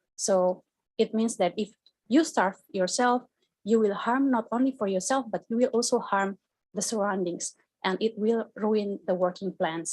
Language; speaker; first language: English; non-native, fluent; Indonesian